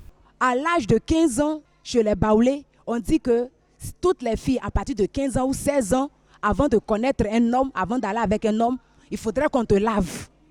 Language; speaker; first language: French; non-native, local second language; Baoulé